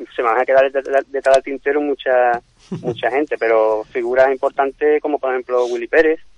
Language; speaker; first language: Spanish; native; Spanish